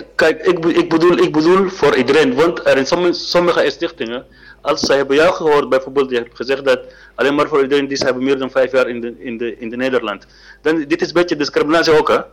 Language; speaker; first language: Dutch; non-native, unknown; Arabic